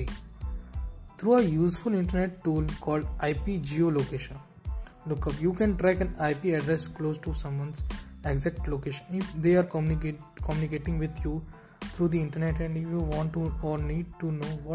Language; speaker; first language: English; non-native, local second language; Hindi